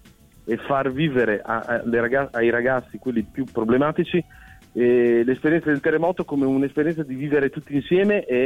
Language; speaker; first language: Italian; native; Italian